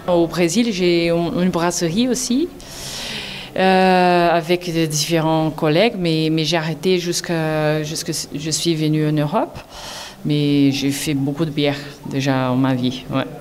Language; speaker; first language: French; non-native, fluent; Portuguese